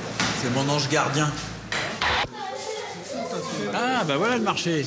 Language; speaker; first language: French; native; French